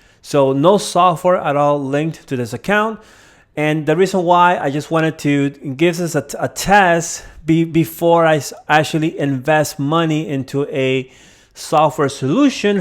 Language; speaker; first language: English; native; English